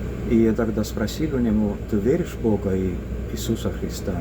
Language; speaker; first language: Russian; non-native, local second language; Estonian